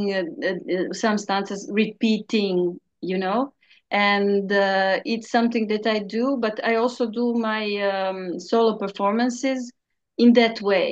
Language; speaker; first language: English; non-native, learner; Serbian